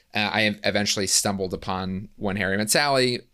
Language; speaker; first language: English; native; English